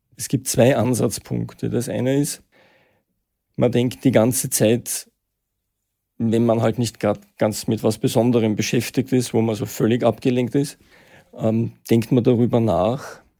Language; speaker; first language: German; native; German